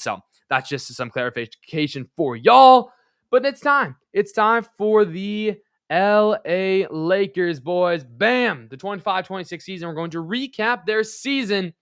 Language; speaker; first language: English; native; English